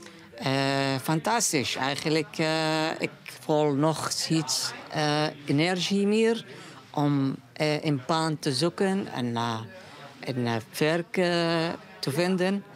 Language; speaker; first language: Dutch; non-native, learner; Arabic